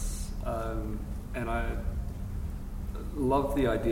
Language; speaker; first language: English; native; English